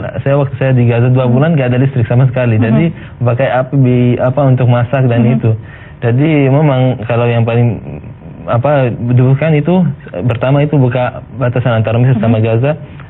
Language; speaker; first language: Indonesian; non-native, fluent; Arabic